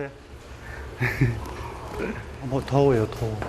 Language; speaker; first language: Korean; non-native, learner; Nepali